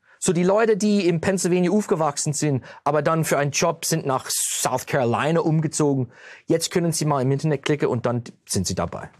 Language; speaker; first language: German; early bilingual, heritage; German